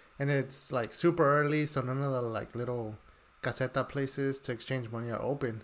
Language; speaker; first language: English; early bilingual, other home language; Spanish